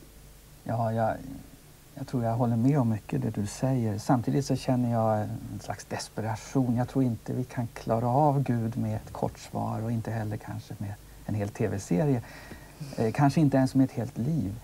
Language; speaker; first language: Swedish; native; Swedish